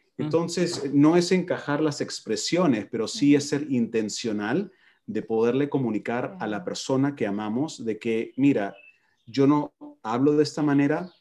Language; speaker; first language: Spanish; native; Spanish